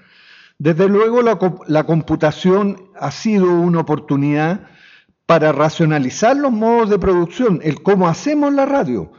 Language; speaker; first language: Spanish; native; Spanish